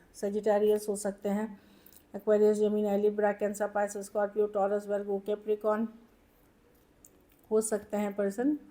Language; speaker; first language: Hindi; native; Hindi